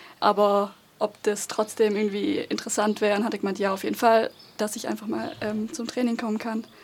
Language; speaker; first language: German; native; German